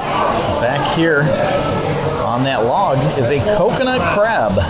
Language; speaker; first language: English; native; English